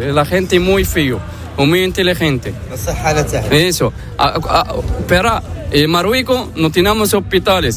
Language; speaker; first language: Spanish; non-native, learner; Arabic